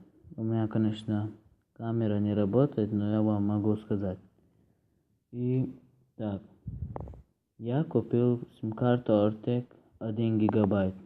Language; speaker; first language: Russian; early bilingual, heritage; Russian